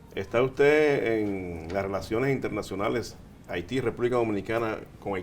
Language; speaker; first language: Spanish; native; Spanish